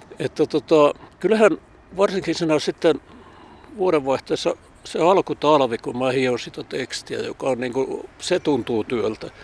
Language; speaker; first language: Finnish; native; Finnish